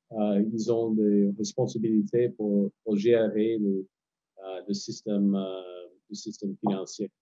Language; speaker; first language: French; non-native, fluent; English